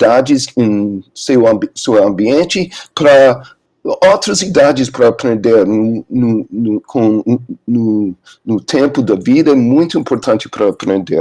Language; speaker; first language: Portuguese; non-native, learner; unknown